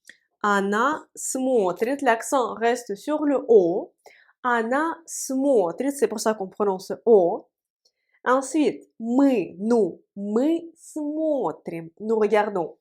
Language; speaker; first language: French; non-native, fluent; Russian